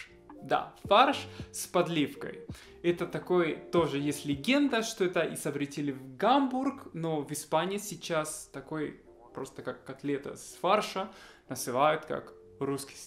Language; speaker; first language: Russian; non-native, fluent; Spanish